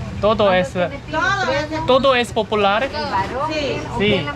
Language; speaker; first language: Spanish; non-native, learner; Korean